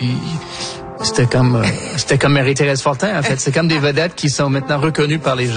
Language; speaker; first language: French; native; French